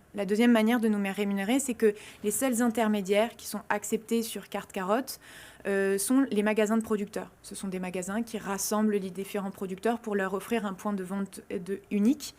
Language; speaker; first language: French; native; French